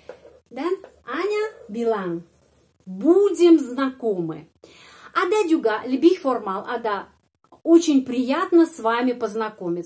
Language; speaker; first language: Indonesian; non-native, fluent; Russian